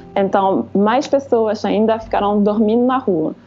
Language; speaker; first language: Portuguese; non-native, fluent; French